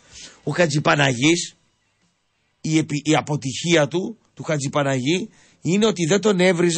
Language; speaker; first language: Greek; native; Greek